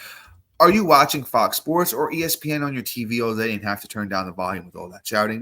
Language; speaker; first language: English; native; English